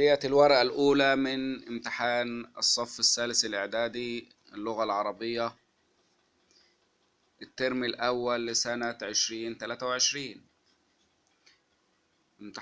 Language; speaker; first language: Arabic; native; Arabic